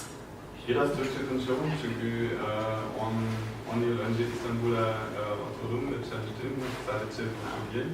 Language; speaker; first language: Turkish; non-native, learner; German